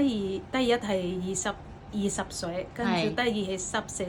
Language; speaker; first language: Cantonese; non-native, learner; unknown